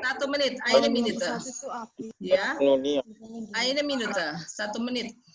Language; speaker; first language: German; non-native, learner; Indonesian